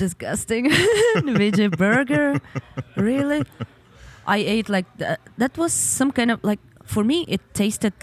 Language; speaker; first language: English; non-native, fluent; Ukrainian